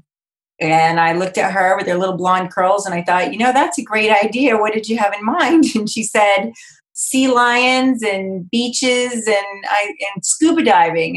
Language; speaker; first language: English; native; English